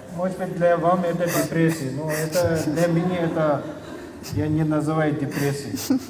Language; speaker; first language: Russian; non-native, learner; English